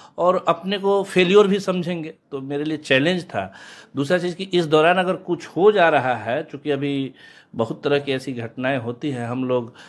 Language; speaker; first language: Hindi; native; Hindi